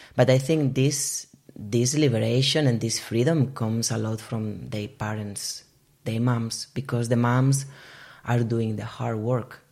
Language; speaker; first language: English; non-native, fluent; Spanish